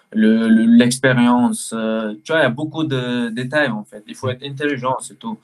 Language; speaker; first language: French; early bilingual, other home language; Chechen